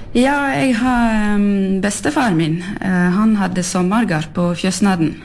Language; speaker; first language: Norwegian; non-native, fluent; French